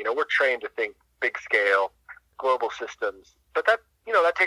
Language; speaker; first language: English; native; English